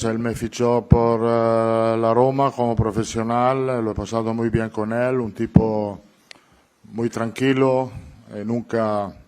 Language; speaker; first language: Spanish; non-native, fluent; Italian